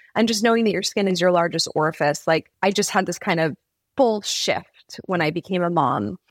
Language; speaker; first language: English; native; English